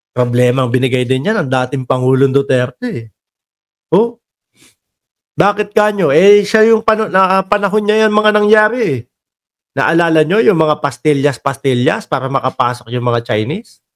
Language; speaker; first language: Filipino; native; Filipino